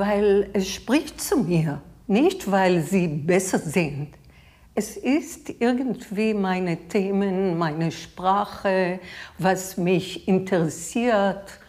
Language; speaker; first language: German; non-native, fluent; Hebrew